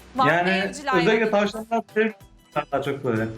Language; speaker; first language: Turkish; native; Turkish